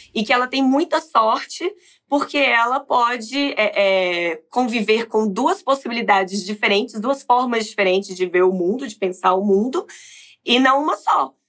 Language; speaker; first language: Portuguese; native; Portuguese